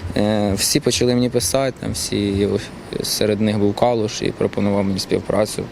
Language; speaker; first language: Ukrainian; non-native, local second language; Russian